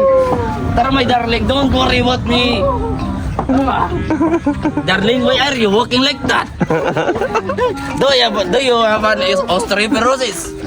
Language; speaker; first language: English; non-native, local second language; Filipino